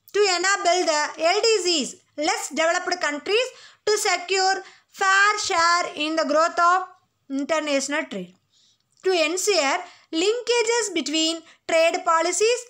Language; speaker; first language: English; non-native, local second language; Tamil